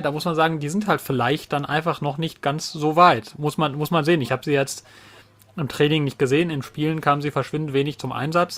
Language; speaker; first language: German; native; German